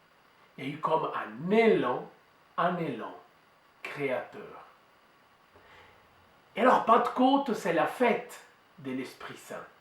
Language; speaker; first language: French; native; French